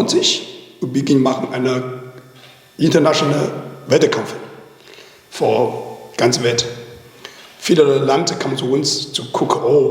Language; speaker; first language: German; non-native, learner; Chinese